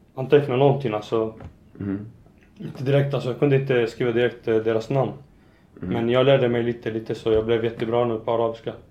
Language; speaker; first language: Swedish; non-native, fluent; Arabic